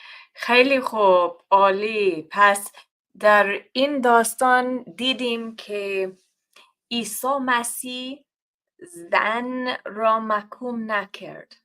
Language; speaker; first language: Persian; non-native, learner; English